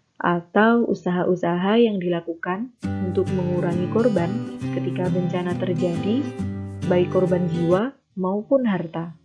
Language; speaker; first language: Indonesian; native; Indonesian